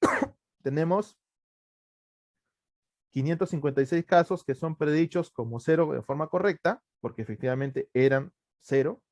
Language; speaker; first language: Spanish; native; Spanish